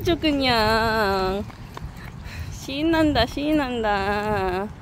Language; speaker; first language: Korean; non-native, fluent; Filipino